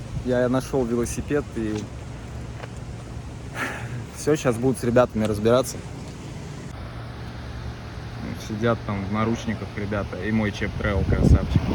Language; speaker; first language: Russian; native; Russian